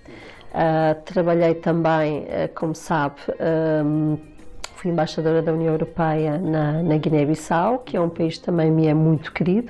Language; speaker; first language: Portuguese; native; Portuguese